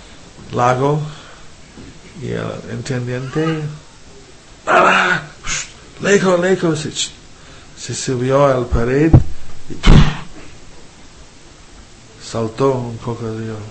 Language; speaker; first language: Spanish; non-native, fluent; English